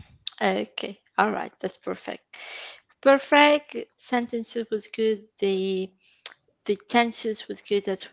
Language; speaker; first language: English; non-native, fluent; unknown